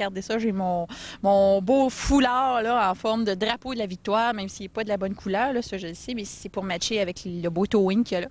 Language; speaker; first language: French; native; French